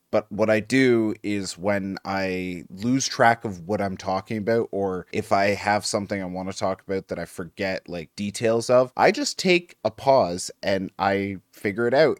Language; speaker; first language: English; native; English